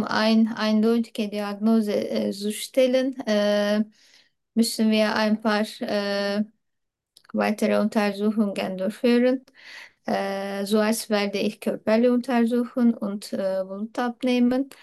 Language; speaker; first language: German; non-native, learner; Turkish